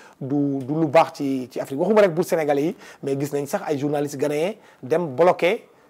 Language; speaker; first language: Wolof; non-native, local second language; Fula